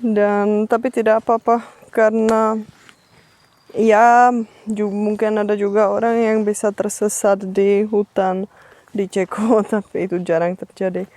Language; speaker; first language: Indonesian; non-native, fluent; Czech